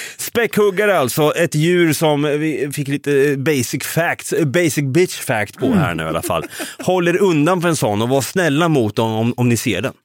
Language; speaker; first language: Swedish; native; Swedish